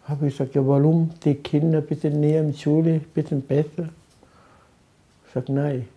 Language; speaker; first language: German; non-native, learner; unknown